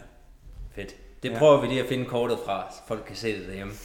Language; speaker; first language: Danish; native; Danish